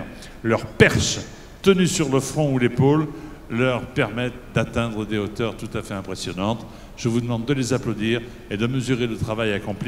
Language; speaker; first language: French; native; French